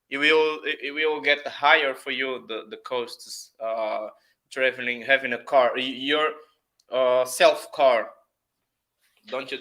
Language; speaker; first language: English; non-native, fluent; Portuguese